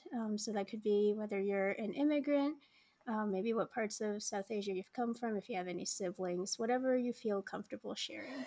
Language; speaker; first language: English; native; English